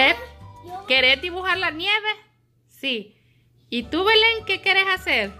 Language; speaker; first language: Spanish; native; Spanish